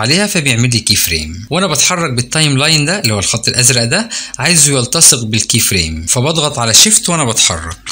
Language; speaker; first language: Arabic; native; Arabic